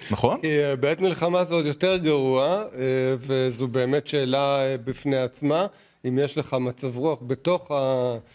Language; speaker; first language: Hebrew; native; Hebrew